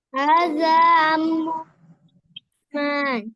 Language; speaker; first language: Arabic; non-native, learner; Urdu